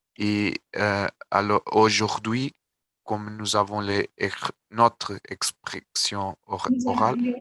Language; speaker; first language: French; non-native, learner; Portuguese